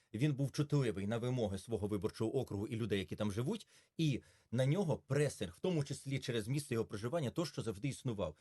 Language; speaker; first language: Ukrainian; native; Ukrainian